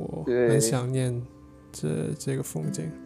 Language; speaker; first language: Chinese; non-native, learner; English